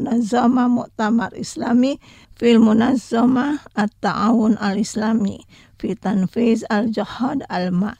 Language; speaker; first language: Arabic; non-native, fluent; Indonesian